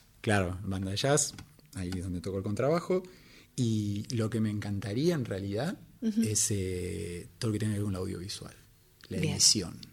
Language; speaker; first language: Spanish; native; Spanish